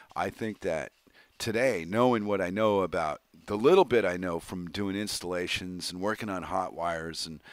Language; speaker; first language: English; native; English